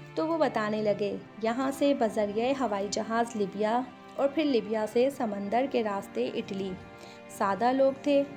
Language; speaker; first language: Urdu; non-native, local second language; Punjabi